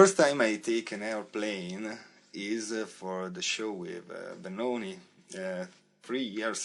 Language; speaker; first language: English; non-native, learner; Italian